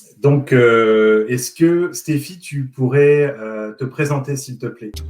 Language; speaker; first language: French; native; French